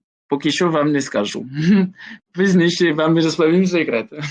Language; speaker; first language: Ukrainian; non-native, fluent; French